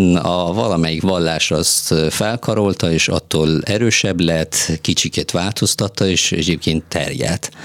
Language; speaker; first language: Hungarian; non-native, fluent; Persian